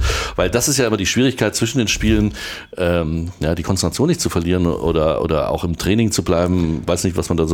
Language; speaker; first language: German; native; German